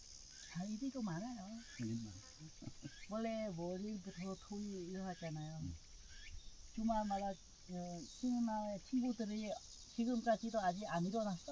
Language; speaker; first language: Korean; non-native, learner; Khmer